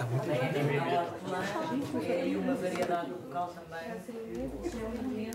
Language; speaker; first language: Portuguese; native; Portuguese